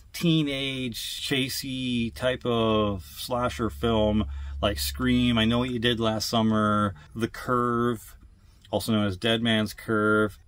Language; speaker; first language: English; native; English